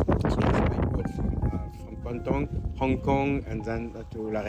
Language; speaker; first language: English; non-native, fluent; French